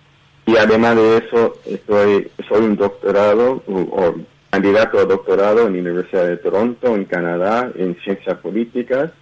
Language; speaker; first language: Spanish; early bilingual, heritage; Spanish